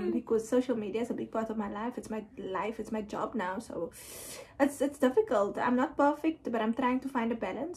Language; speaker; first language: English; non-native, local second language; Afrikaans